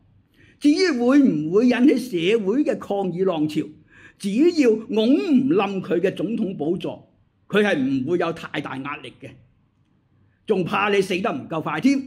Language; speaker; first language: Chinese; native; Chinese